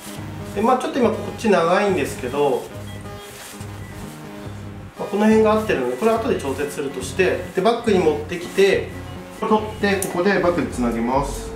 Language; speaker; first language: Japanese; native; Japanese